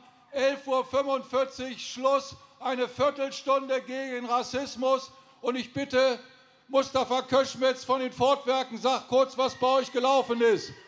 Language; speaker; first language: German; native; German